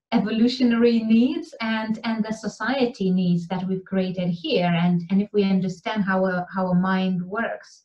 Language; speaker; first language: English; non-native, fluent; Lithuanian